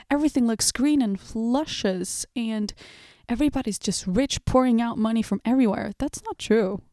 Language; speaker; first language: English; early bilingual, other home language; Portuguese